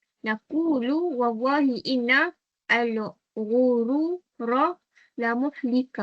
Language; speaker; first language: Arabic; non-native, learner; Malay